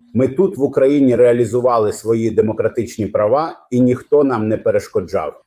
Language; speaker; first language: Ukrainian; non-native, fluent; Arabic